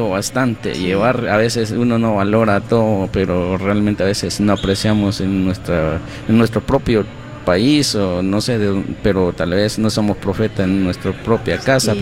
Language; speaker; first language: Spanish; non-native, local second language; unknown